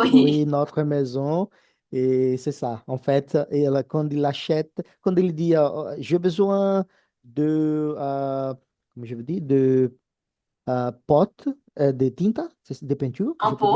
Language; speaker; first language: French; non-native, fluent; Portuguese